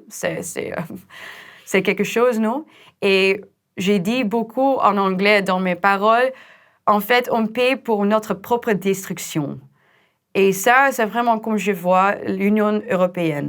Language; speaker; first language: French; non-native, fluent; Dutch